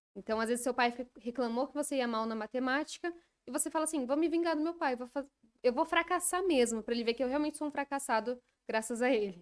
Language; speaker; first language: Portuguese; native; Portuguese